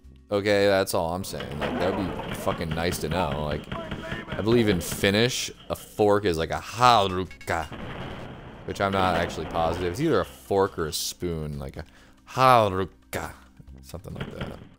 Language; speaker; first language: English; native; English